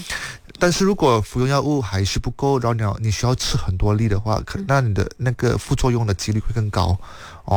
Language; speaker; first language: Chinese; native; Chinese